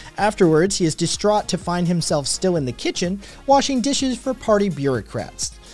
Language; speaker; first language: English; native; English